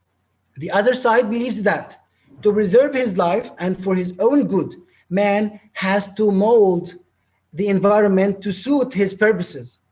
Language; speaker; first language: English; non-native, local second language; Arabic